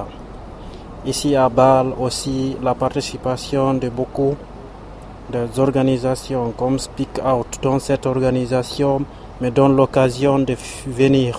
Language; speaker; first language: French; non-native, local second language; Fula